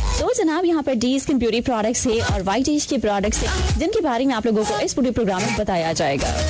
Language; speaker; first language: Urdu; non-native, local second language; Sindhi